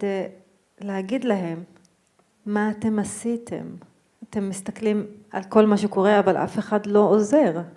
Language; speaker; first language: Hebrew; non-native, local second language; Arabic